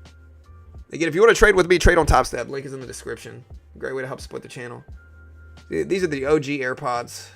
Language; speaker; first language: English; native; English